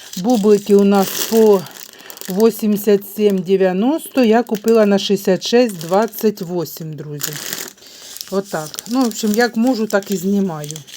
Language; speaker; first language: Ukrainian; native; Ukrainian